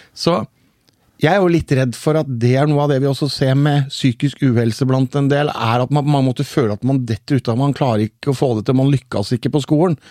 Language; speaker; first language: Norwegian; native; Norwegian